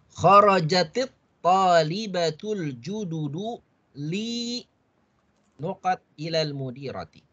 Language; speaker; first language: Arabic; non-native, fluent; Indonesian